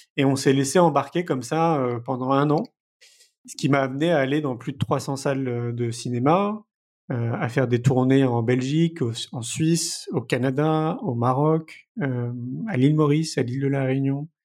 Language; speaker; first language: French; native; French